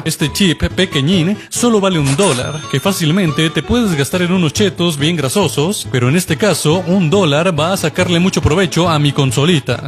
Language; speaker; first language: Spanish; native; Spanish